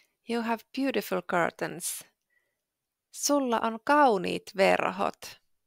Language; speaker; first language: English; non-native, fluent; Finnish